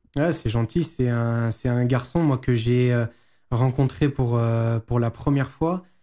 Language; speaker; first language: French; native; French